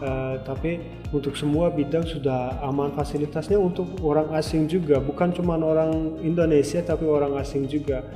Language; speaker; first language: Indonesian; non-native, fluent; Turkmen